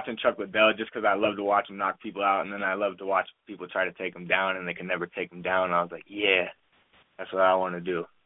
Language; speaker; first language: English; native; English